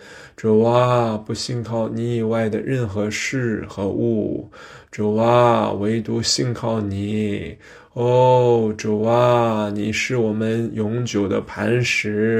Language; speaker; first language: Chinese; native; Chinese